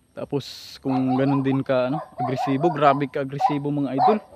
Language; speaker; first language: Filipino; native; Filipino